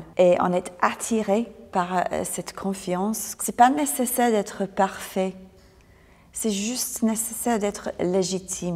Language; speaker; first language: French; non-native, fluent; English